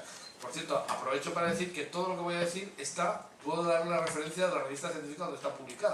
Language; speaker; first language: Spanish; native; Spanish